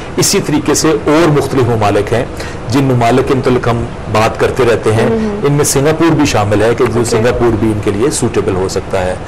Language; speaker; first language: Hindi; non-native, local second language; Punjabi